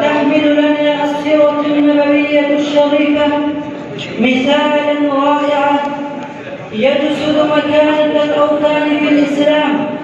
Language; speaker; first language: Arabic; non-native, learner; Urdu